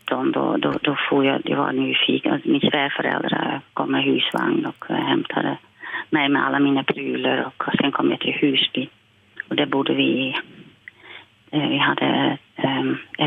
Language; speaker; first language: Swedish; non-native, fluent; Dutch